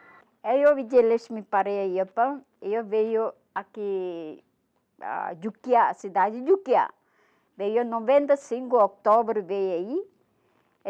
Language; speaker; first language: Portuguese; non-native, learner; Malayalam